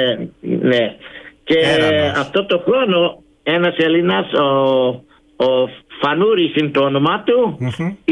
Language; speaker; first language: Greek; early bilingual, heritage; Greek